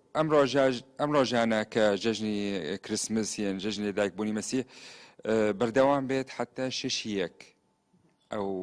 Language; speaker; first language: Central Kurdish; non-native, local second language; Syriac